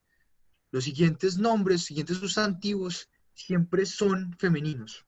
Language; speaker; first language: Spanish; native; Spanish